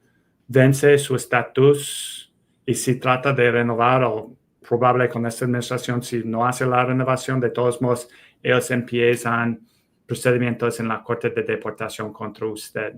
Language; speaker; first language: Spanish; non-native, fluent; English